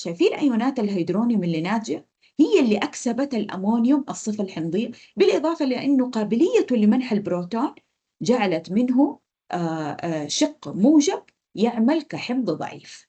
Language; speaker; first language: Arabic; native; Arabic